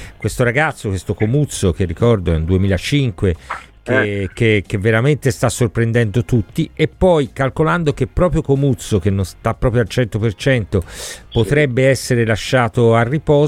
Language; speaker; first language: Italian; native; Italian